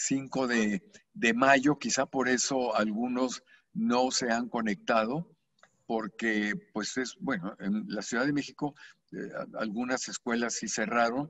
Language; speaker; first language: Spanish; native; Spanish